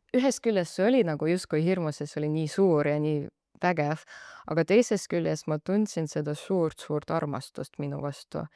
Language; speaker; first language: Estonian; non-native, local second language; Russian